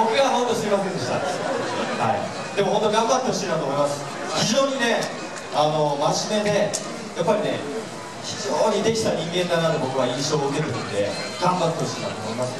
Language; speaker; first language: Japanese; native; Japanese